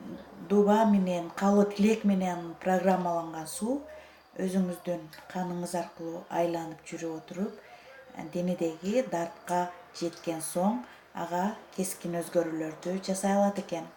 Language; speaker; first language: Kyrgyz; native; Kyrgyz